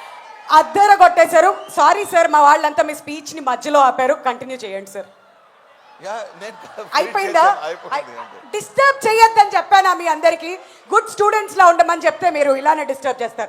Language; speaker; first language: Telugu; native; Telugu